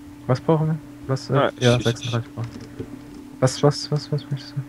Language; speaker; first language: German; native; German